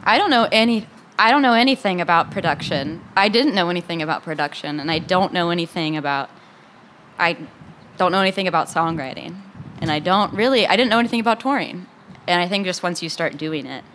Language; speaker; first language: English; native; English